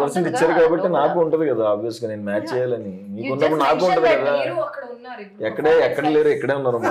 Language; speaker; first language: Telugu; native; Telugu